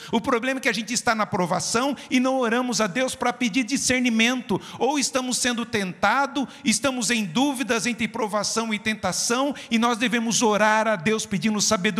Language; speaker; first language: Portuguese; native; Portuguese